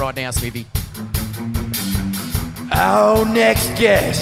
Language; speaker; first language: English; native; English